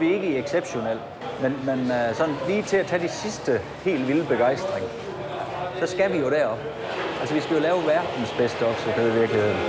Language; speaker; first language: Danish; native; Danish